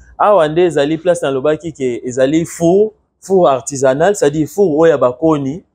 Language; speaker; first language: Lingala; native; Lingala